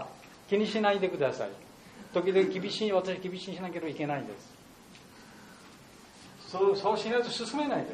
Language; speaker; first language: Japanese; non-native, learner; Bangla